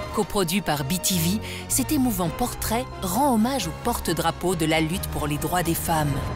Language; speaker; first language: French; native; French